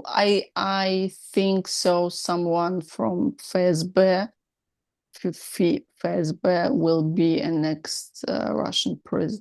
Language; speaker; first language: English; non-native, learner; Russian